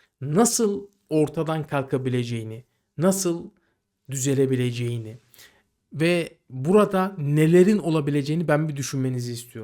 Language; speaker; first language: Turkish; native; Turkish